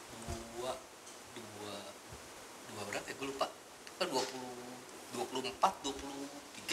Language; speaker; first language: Indonesian; native; Indonesian